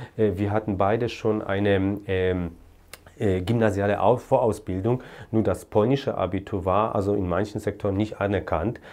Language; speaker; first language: German; non-native, fluent; Polish